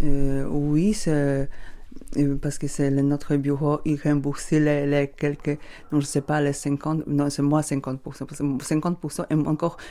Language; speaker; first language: French; non-native, learner; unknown